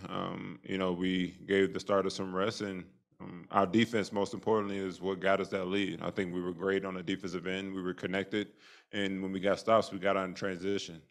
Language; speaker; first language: English; native; English